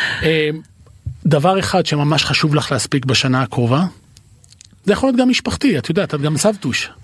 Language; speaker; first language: Hebrew; native; Hebrew